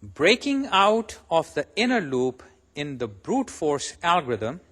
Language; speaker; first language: English; non-native, local second language; Urdu